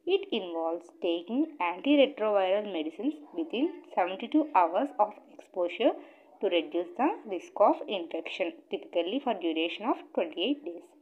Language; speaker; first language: English; non-native, local second language; Telugu